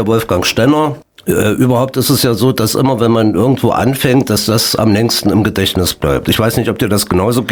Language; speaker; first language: German; native; German